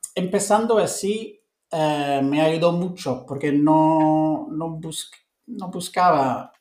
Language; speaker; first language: Spanish; non-native, fluent; English